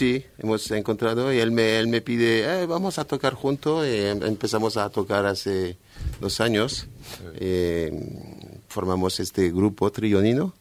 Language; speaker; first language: Spanish; non-native, fluent; French